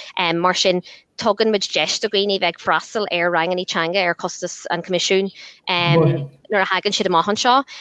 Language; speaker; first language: Irish; non-native, local second language; English